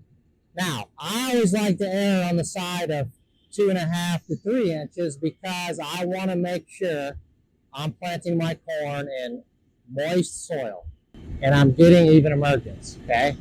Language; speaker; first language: English; native; English